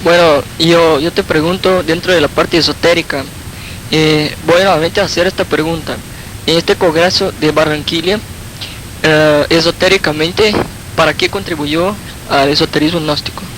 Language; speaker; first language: Spanish; non-native, fluent; Portuguese